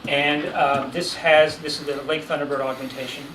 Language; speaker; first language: English; native; English